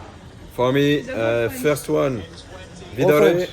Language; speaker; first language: English; non-native, learner; French